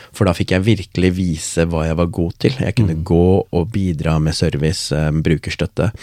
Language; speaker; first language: Norwegian; non-native, local second language; Tamil